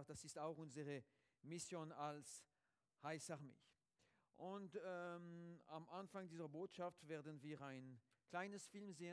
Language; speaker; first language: German; non-native, learner; French